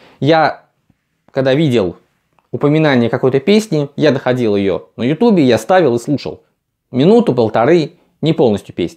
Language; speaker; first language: Russian; native; Russian